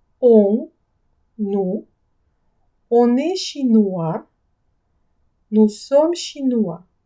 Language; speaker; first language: French; non-native, fluent; Ukrainian